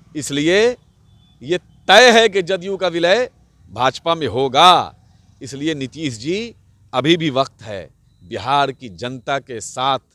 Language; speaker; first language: Hindi; native; Hindi